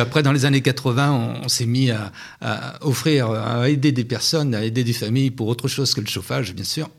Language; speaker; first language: French; native; French